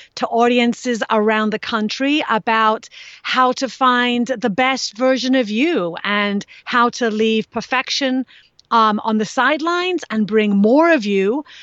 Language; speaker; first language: English; native; English